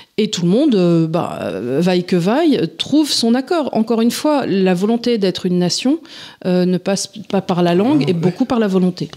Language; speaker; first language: French; native; French